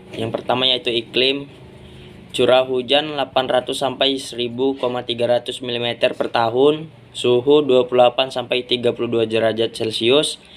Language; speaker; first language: Indonesian; native; Indonesian